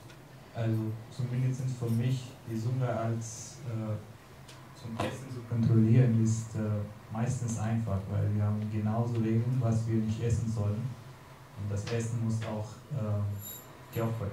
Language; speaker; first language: German; non-native, learner; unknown